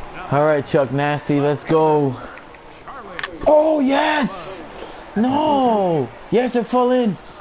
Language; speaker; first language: English; early bilingual, other home language; Spanish